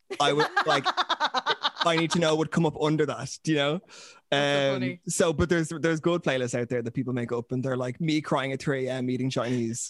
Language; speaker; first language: English; native; English